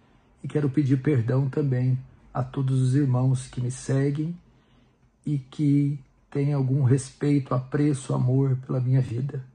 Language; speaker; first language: Portuguese; native; Portuguese